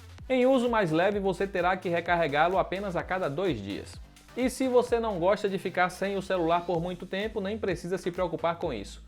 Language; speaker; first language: Portuguese; native; Portuguese